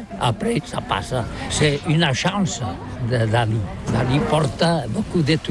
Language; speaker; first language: French; non-native, learner; Catalan